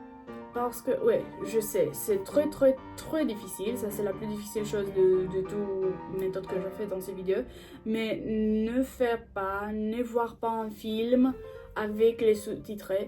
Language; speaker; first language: French; non-native, learner; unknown